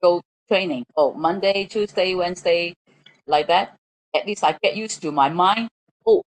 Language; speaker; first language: English; non-native, local second language; Cantonese